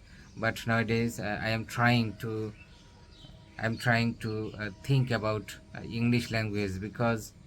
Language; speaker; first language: English; non-native, learner; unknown